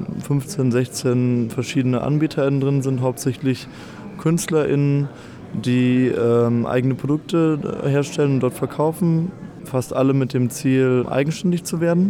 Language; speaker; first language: German; native; German